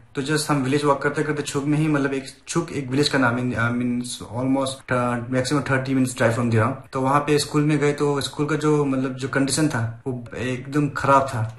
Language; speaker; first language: Hindi; non-native, local second language; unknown